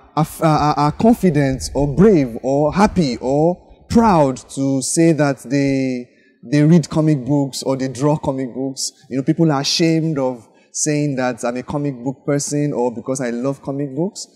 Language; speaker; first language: English; non-native, local second language; Yoruba